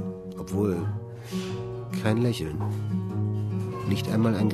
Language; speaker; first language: German; native; German